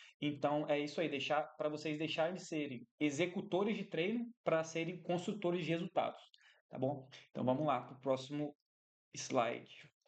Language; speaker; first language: Portuguese; native; Portuguese